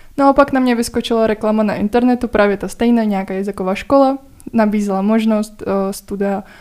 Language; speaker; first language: Czech; non-native, fluent; Russian